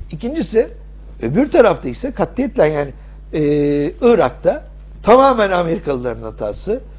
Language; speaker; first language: Turkish; early bilingual, other home language; English